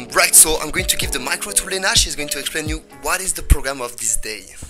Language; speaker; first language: English; non-native, fluent; French